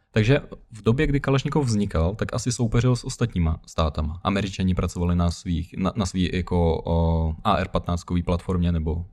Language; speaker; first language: Czech; early bilingual, other home language; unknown